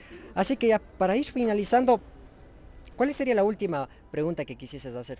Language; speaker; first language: Spanish; native; Spanish